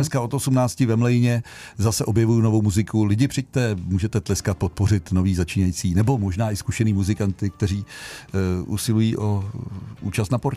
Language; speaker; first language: Czech; native; Czech